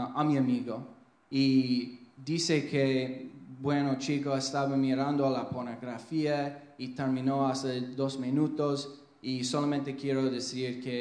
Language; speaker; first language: Spanish; non-native, fluent; English